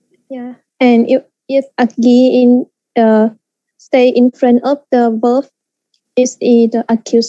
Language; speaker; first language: English; non-native, learner; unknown